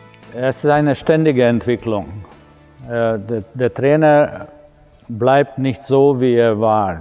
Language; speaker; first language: German; non-native, fluent; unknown